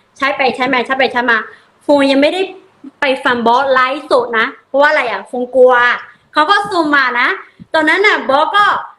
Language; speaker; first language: Thai; non-native, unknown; Burmese